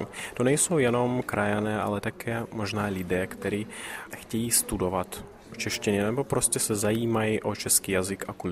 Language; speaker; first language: Czech; early bilingual, heritage; Czech